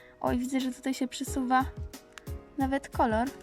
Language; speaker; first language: Polish; native; Polish